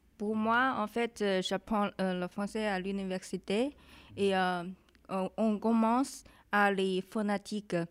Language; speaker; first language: French; non-native, learner; Chinese